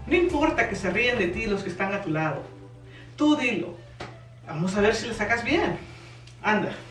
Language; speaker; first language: Spanish; native; Spanish